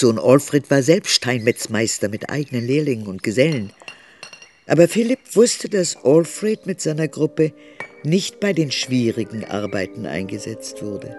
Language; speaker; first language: German; native; German